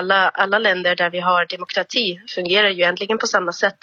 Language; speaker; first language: Swedish; non-native, fluent; German